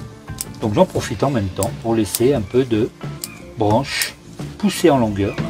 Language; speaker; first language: French; native; French